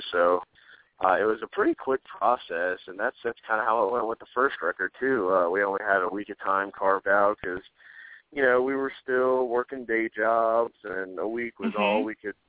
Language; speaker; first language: English; native; English